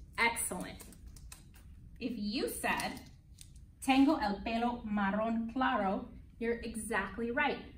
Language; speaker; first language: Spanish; non-native, fluent; English